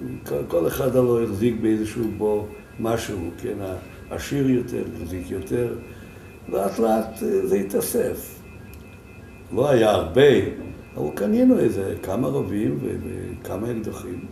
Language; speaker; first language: Hebrew; non-native, fluent; Yiddish